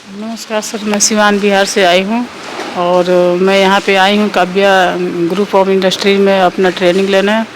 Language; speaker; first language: Hindi; native; Hindi